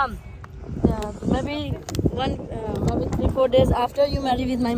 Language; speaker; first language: English; non-native, local second language; Hindi